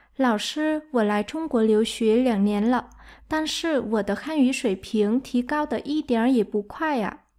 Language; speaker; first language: Chinese; non-native, fluent; Vietnamese